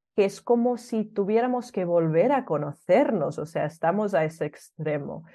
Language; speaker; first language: Spanish; early bilingual, other home language; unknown